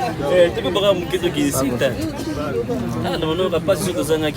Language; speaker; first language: French; non-native, local second language; Lingala